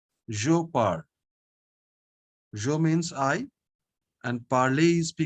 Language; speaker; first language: French; non-native, fluent; Bangla